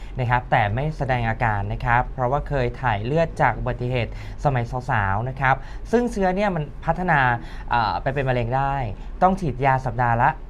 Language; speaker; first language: Thai; native; Thai